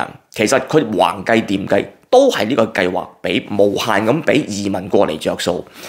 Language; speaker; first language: Cantonese; native; Cantonese